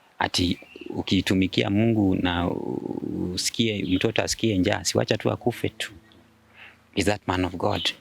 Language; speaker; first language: Swahili; non-native, local second language; Luo (Kenya and Tanzania)